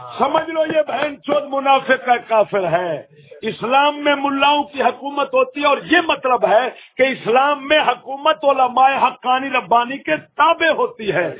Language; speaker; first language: Urdu; native; Urdu